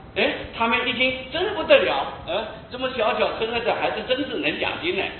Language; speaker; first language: Chinese; non-native, local second language; Hakka Chinese